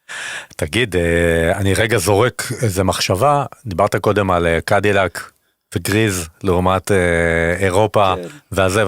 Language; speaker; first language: Hebrew; native; Hebrew